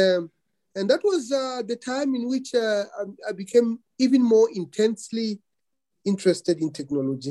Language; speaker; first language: English; non-native, local second language; Venda